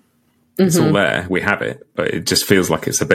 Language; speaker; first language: English; native; English